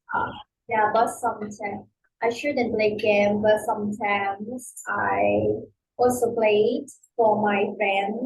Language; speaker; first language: English; non-native, learner; Vietnamese